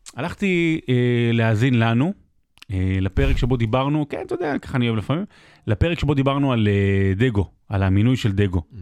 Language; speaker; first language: Hebrew; native; Hebrew